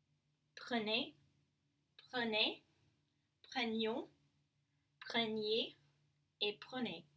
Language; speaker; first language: French; non-native, learner; English